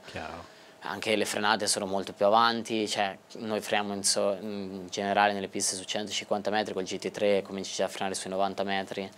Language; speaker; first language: Italian; native; Italian